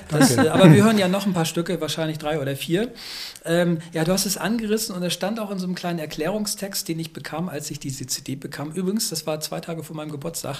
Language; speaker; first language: German; native; German